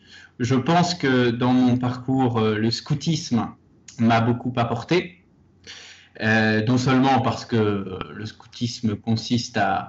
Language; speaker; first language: French; native; French